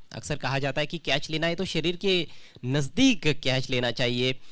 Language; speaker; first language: Hindi; non-native, local second language; Marathi